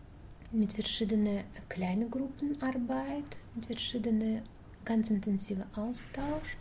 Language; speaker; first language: German; non-native, learner; Russian